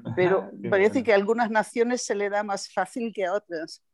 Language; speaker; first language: Spanish; non-native, fluent; German